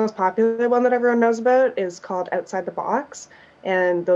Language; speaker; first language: English; native; English